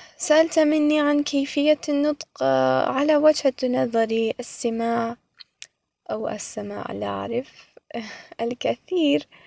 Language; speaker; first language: Arabic; non-native, fluent; Persian